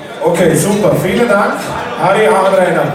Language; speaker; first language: German; native; German